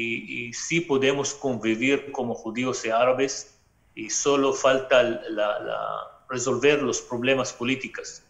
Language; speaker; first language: Spanish; non-native, fluent; Arabic